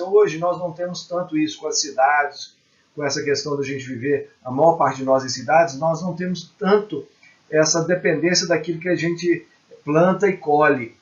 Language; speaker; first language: Portuguese; native; Portuguese